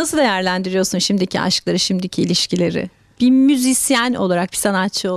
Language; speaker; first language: Turkish; native; Turkish